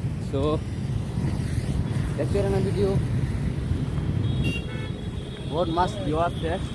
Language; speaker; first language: Hindi; non-native, local second language; Kok Borok